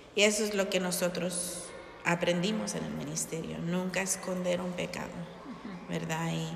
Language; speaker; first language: Spanish; early bilingual, heritage; Spanish